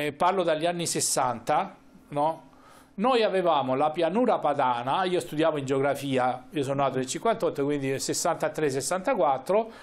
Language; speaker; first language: Italian; native; Italian